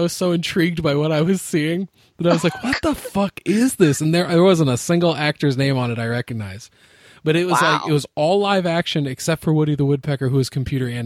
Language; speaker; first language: English; native; English